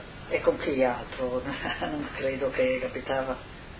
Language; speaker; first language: Italian; early bilingual, other home language; English